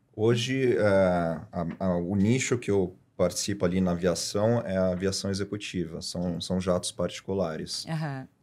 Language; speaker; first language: Portuguese; early bilingual, other home language; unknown